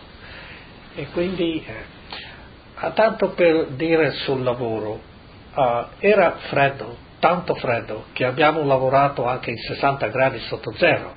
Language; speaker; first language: Italian; native; Italian